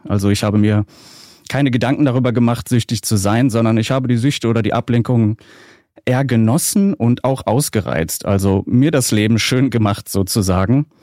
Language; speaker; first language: German; native; German